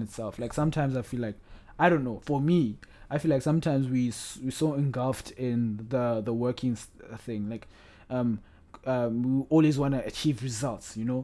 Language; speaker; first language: English; non-native, local second language; Northern Sotho